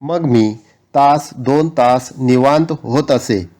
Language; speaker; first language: Marathi; non-native, local second language; Urdu